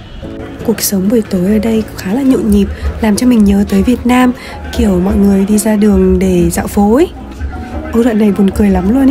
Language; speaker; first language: Vietnamese; native; Vietnamese